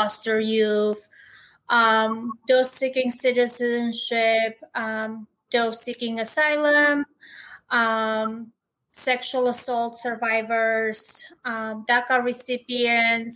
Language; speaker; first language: English; non-native, fluent; Armenian